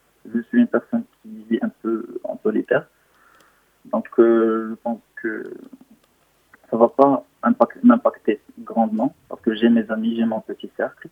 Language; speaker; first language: French; non-native, local second language; Arabic